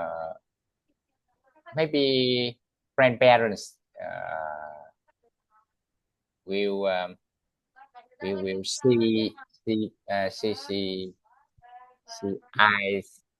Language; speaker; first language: English; non-native, learner; Vietnamese